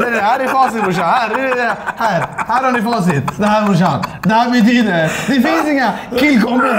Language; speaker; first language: Swedish; native; Swedish